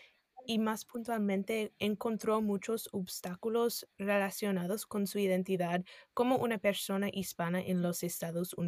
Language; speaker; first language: Spanish; non-native, fluent; English